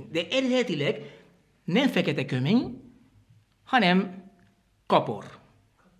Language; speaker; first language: Hungarian; non-native, learner; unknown